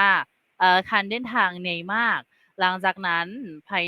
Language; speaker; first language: Thai; non-native, fluent; Indonesian